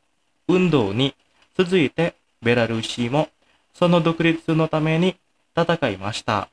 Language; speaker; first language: Japanese; non-native, fluent; Indonesian